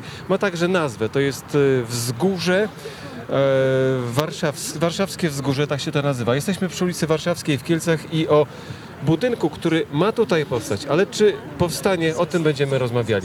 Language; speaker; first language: Polish; native; Polish